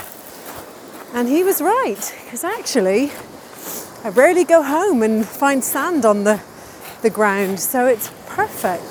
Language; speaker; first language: English; native; English